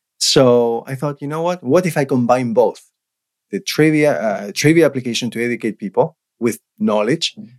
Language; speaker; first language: English; non-native, fluent; Spanish